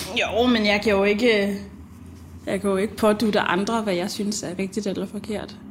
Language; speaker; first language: Danish; early bilingual, other home language; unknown